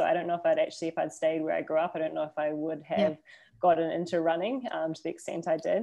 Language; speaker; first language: English; native; English